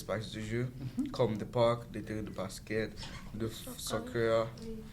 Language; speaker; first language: French; non-native, local second language; Haitian Creole